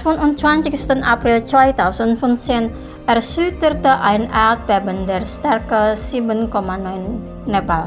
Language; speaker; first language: German; non-native, fluent; Indonesian